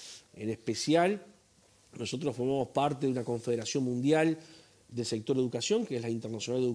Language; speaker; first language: Spanish; native; Spanish